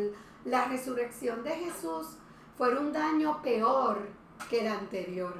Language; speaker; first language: Spanish; native; Spanish